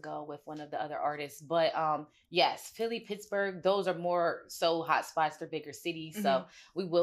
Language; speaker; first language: English; native; English